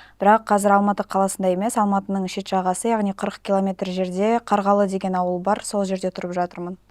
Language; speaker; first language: Kazakh; non-native, local second language; Russian